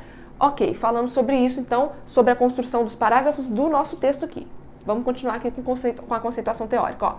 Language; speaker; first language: Portuguese; native; Portuguese